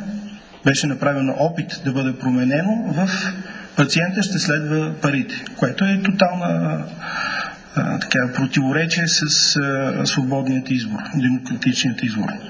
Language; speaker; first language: Bulgarian; native; Bulgarian